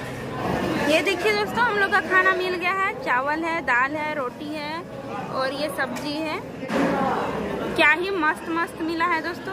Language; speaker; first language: Hindi; native; Hindi